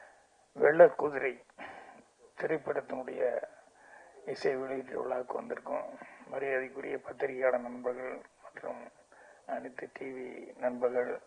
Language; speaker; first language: Tamil; native; Tamil